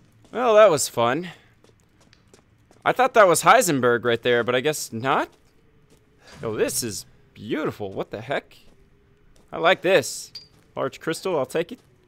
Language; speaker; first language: English; native; English